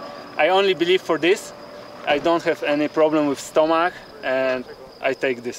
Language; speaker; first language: English; non-native, learner; Polish